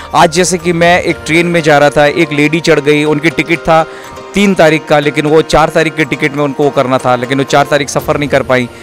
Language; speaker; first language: Hindi; native; Hindi